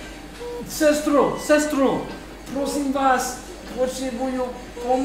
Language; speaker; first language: Czech; non-native, learner; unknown